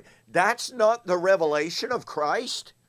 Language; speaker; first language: English; native; English